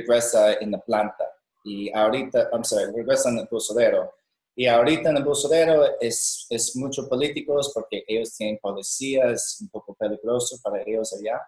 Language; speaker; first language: Spanish; non-native, learner; English